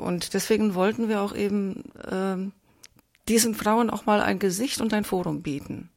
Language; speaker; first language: German; native; German